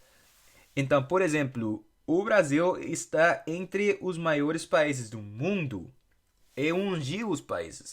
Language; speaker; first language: Portuguese; non-native, fluent; English